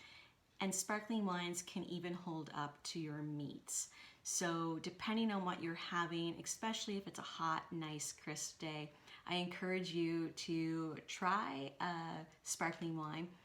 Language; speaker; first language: English; native; English